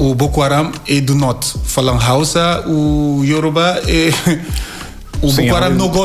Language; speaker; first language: Portuguese; non-native, learner; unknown